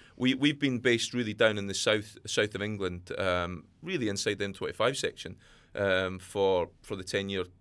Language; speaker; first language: English; native; English